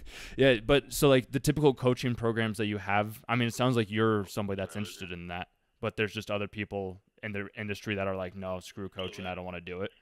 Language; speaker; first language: English; native; English